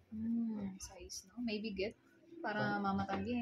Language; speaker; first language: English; non-native, local second language; Filipino